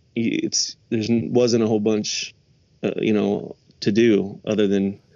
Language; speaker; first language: English; native; English